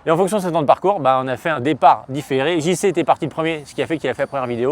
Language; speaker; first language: French; native; French